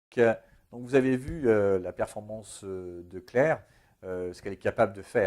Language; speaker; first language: French; native; French